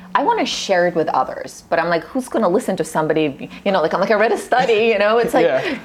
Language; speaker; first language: English; early bilingual, other home language; Russian